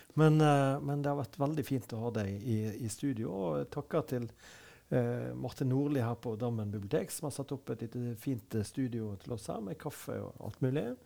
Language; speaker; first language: Norwegian; native; Norwegian